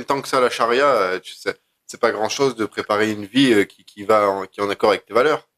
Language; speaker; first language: French; native; French